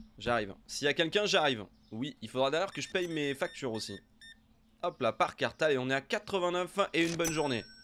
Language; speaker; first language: French; native; French